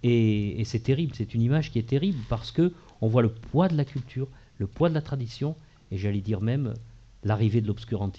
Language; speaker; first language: French; native; French